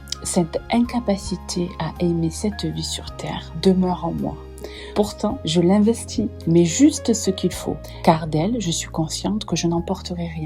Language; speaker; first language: French; native; French